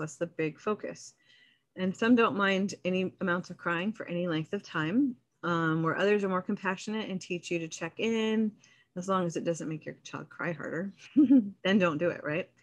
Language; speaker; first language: English; native; English